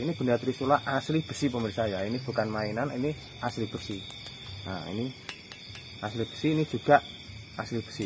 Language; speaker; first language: Indonesian; native; Indonesian